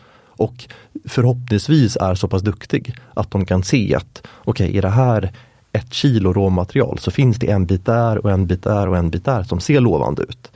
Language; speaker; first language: Swedish; native; Swedish